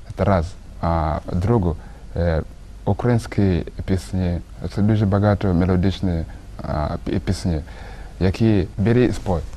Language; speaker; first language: Ukrainian; early bilingual, heritage; Russian